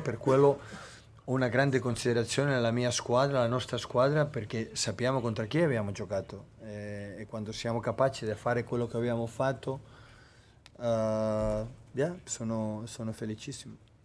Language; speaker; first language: Italian; non-native, fluent; Catalan